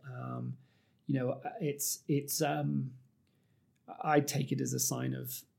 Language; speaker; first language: English; native; English